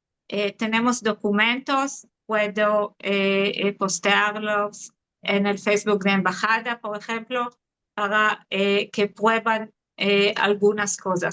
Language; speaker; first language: Spanish; non-native, fluent; Hebrew